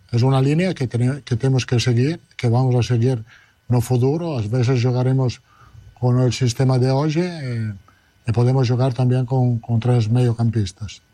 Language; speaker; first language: Portuguese; non-native, learner; Italian